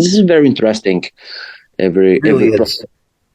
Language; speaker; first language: English; non-native, learner; Portuguese